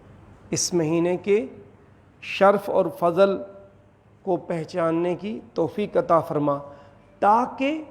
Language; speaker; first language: Urdu; native; Urdu